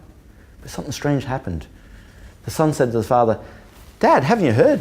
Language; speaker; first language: English; native; English